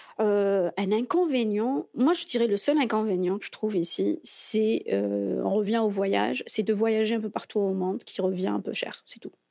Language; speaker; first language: French; non-native, local second language; Arabic